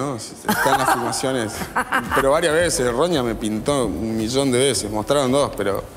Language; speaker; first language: Spanish; native; Spanish